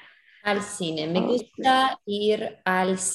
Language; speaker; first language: Spanish; non-native, learner; English